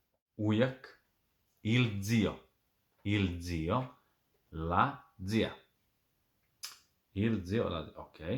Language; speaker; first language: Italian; non-native, fluent; Serbian